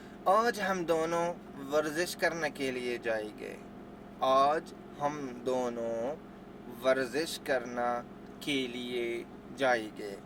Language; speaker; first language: Hindi; non-native, learner; Arabic